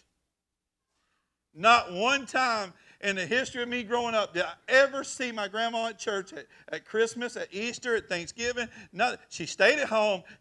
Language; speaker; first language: English; native; English